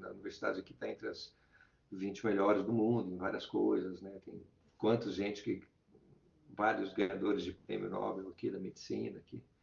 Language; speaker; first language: Portuguese; native; Portuguese